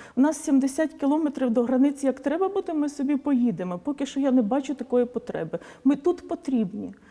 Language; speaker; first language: Ukrainian; non-native, local second language; Polish